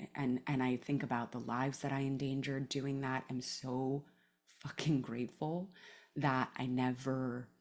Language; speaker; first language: English; native; English